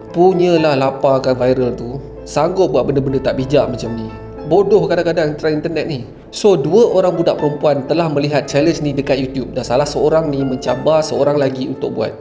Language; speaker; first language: Malay; native; Malay